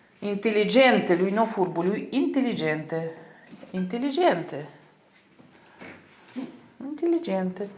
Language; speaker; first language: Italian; non-native, learner; Ukrainian